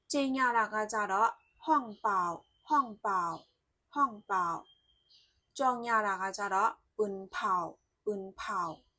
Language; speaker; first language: Burmese; non-native, local second language; Shan